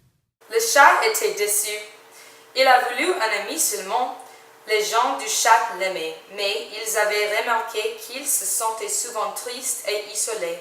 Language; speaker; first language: French; non-native, learner; English